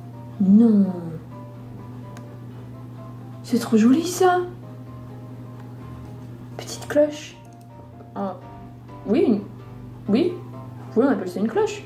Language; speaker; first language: French; native; French